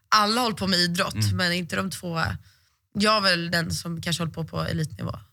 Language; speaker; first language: Swedish; native; Swedish